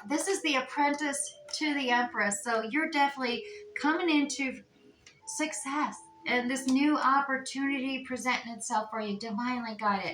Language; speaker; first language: English; native; English